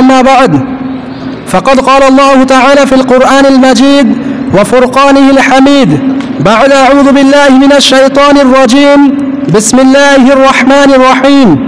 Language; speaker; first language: Arabic; non-native, fluent; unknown